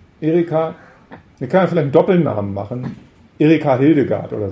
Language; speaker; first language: German; native; German